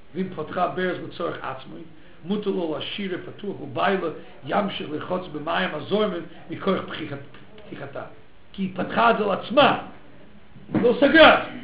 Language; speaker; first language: Hebrew; non-native, fluent; English